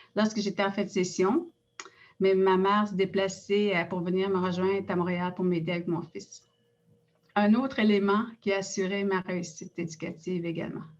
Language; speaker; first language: French; non-native, local second language; Innu-aimun